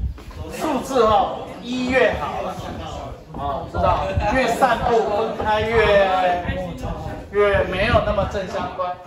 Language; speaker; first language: Chinese; native; Chinese